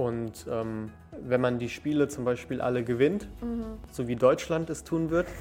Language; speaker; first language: German; early bilingual, other home language; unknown